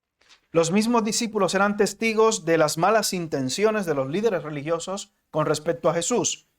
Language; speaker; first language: Spanish; native; Spanish